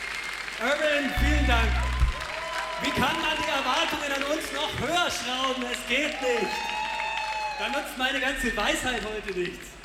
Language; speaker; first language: German; native; German